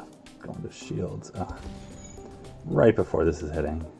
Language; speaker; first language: English; native; English